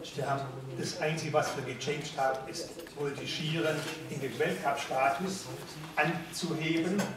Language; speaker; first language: German; native; German